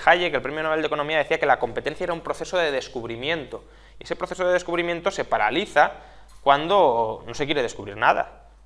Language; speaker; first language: Spanish; native; Spanish